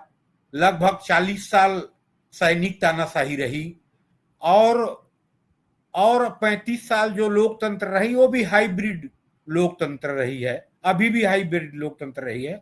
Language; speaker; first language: Hindi; native; Hindi